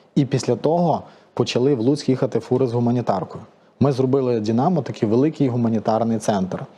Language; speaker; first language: Ukrainian; native; Ukrainian